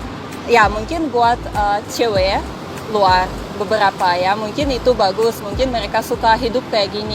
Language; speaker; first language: Indonesian; non-native, fluent; Russian